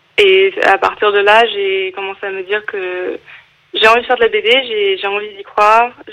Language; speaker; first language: French; non-native, fluent; English